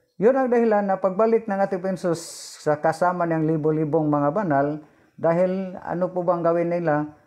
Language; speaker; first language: Filipino; non-native, local second language; Cebuano